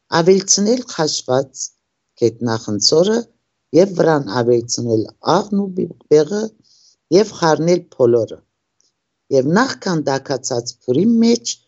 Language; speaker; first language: Armenian; early bilingual, heritage; Armenian